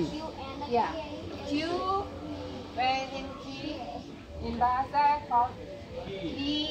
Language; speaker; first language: English; non-native, local second language; Indonesian